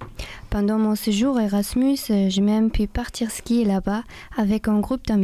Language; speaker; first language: French; non-native, fluent; German